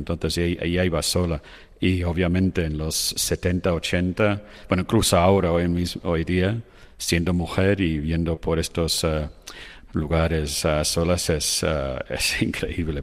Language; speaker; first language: Spanish; non-native, fluent; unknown